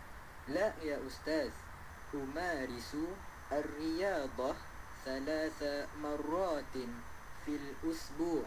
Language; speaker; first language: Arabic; non-native, learner; Malay